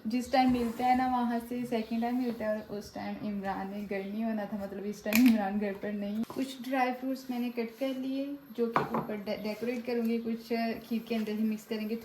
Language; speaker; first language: Urdu; non-native, local second language; Punjabi